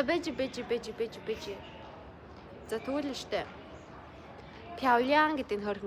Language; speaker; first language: Mongolian; native; Mongolian